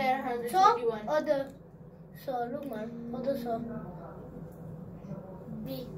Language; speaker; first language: German; early bilingual, other home language; Urdu